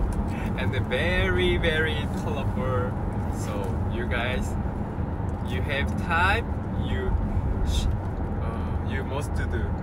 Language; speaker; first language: English; non-native, learner; Korean